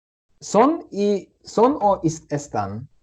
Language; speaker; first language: Spanish; non-native, learner; German